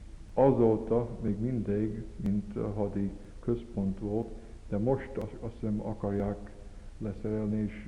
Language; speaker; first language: Hungarian; early bilingual, heritage; Hungarian